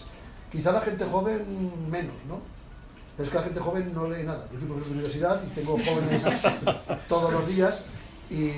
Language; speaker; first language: Spanish; native; Spanish